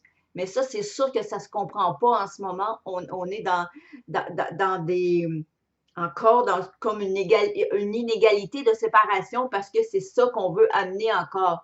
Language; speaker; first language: French; native; French